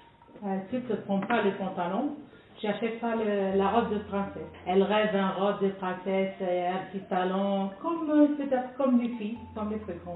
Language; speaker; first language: French; non-native, learner; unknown